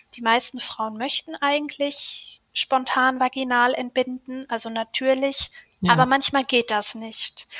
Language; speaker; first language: German; native; German